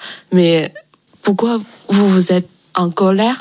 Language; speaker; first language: French; non-native, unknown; Chinese